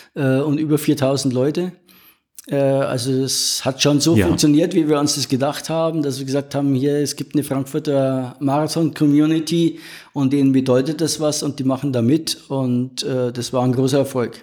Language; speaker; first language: German; native; German